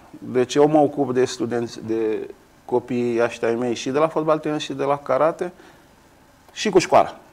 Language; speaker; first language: Romanian; non-native, fluent; Kabuverdianu